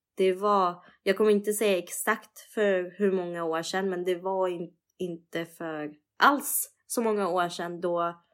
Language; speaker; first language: Swedish; early bilingual, other home language; Russian